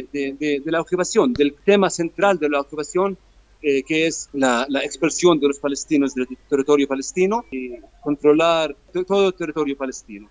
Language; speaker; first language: Spanish; non-native, fluent; Arabic